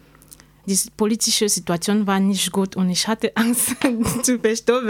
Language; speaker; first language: German; non-native, learner; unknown